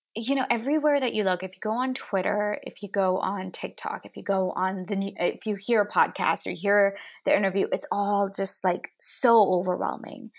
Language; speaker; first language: English; native; English